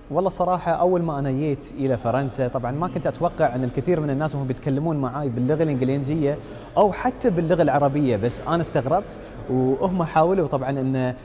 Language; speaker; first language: Arabic; native; Arabic